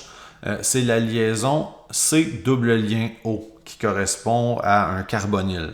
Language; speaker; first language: French; native; French